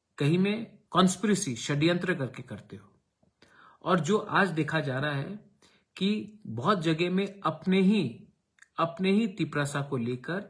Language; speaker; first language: Hindi; non-native, local second language; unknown